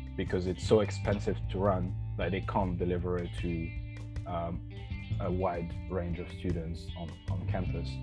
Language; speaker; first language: English; non-native, fluent; French